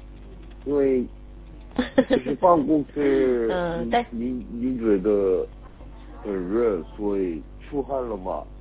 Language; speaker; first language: Chinese; non-native, learner; Korean